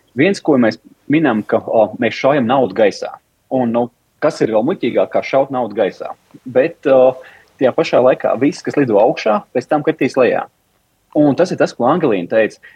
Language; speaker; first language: Latvian; native; Latvian